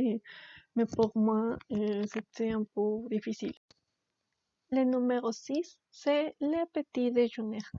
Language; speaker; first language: French; non-native, learner; Spanish